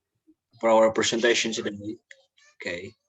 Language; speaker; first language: English; non-native, learner; Indonesian